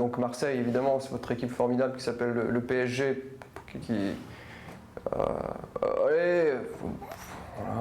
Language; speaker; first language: French; native; French